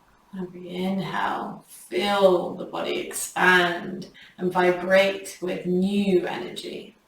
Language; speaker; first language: English; native; English